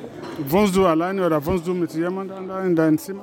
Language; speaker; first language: German; non-native, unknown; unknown